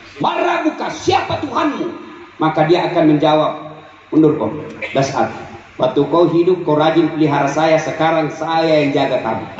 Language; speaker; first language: Indonesian; non-native, local second language; Buginese